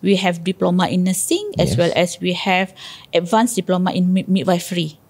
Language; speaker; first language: English; non-native, local second language; Malay